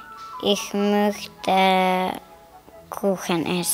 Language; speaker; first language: German; non-native, learner; Slovenian